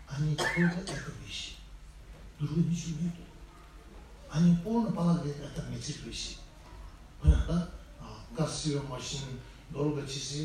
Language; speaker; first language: Russian; non-native, fluent; Tibetan